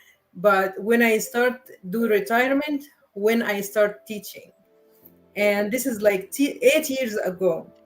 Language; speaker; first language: English; non-native, learner; Arabic